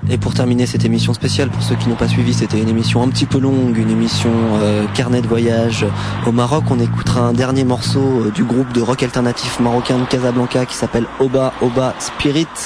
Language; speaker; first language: French; native; French